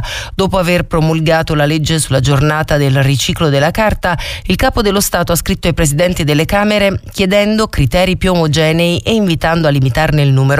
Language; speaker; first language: Italian; native; Italian